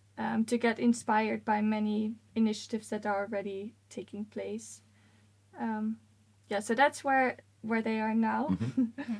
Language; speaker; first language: English; non-native, fluent; Dutch